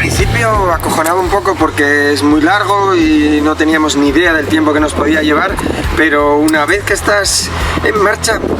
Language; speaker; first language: Spanish; native; Spanish